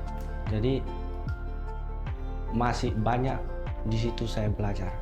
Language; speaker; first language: Indonesian; non-native, local second language; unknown